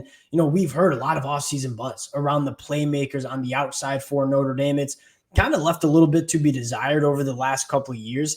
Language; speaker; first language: English; native; English